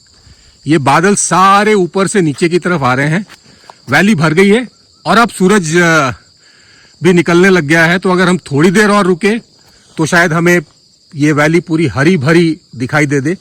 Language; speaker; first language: Hindi; native; Hindi